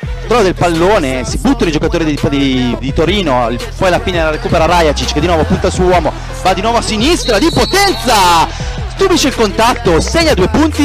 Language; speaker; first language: Italian; native; Italian